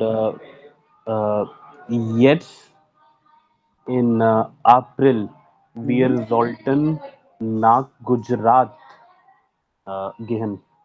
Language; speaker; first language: German; non-native, learner; Hindi